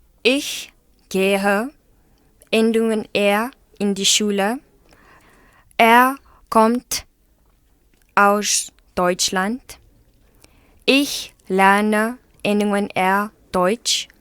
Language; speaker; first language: German; non-native, learner; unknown